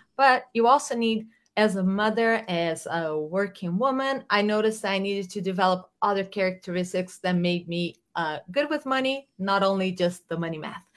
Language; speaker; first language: English; non-native, fluent; Portuguese